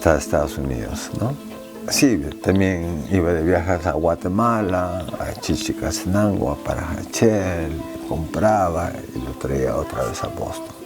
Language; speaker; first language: Spanish; early bilingual, heritage; Spanish